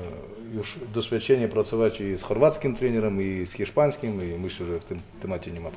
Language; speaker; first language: Polish; non-native, fluent; Russian